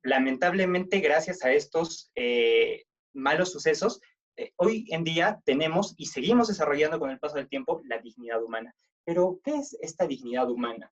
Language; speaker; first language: Spanish; native; Spanish